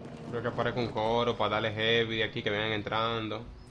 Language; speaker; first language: Spanish; early bilingual, heritage; Spanish